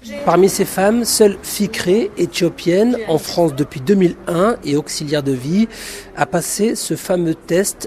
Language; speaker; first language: French; native; French